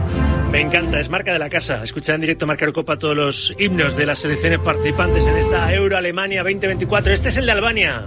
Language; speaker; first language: Spanish; native; Spanish